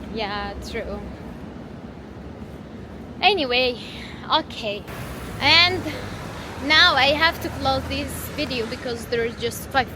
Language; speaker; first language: English; non-native, learner; Arabic